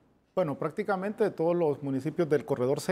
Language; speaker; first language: Spanish; native; Spanish